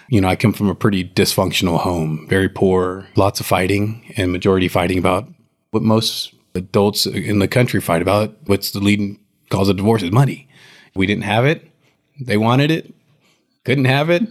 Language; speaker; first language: English; native; English